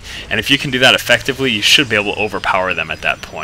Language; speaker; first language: English; native; English